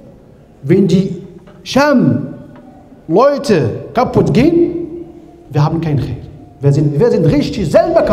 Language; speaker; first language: German; non-native, learner; Arabic